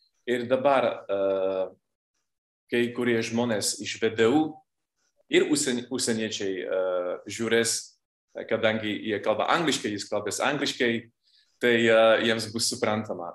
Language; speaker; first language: Lithuanian; non-native, fluent; Slovak